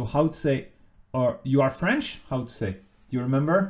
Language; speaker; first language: English; non-native, fluent; French